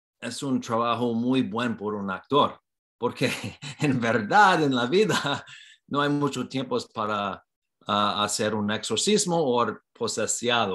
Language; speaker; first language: Spanish; non-native, learner; English